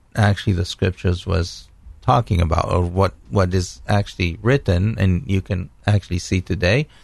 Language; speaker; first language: English; non-native, fluent; Hebrew